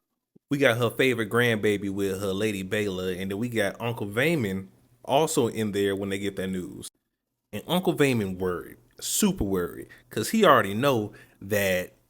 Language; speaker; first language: English; native; English